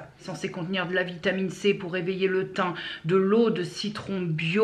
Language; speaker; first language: French; native; French